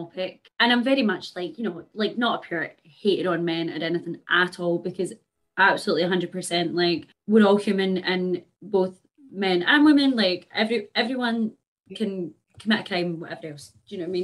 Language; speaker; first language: English; native; English